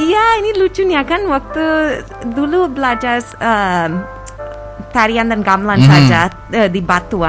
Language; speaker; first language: Indonesian; non-native, fluent; English